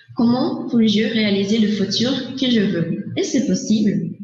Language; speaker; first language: French; non-native, learner; Portuguese